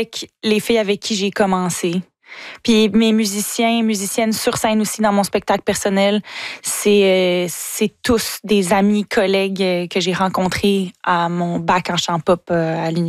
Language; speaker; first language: French; native; French